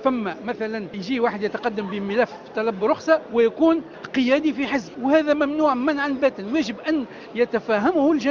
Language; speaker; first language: Arabic; native; Arabic